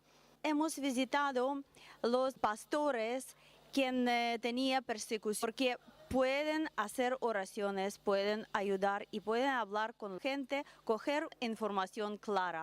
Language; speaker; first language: Spanish; non-native, learner; Russian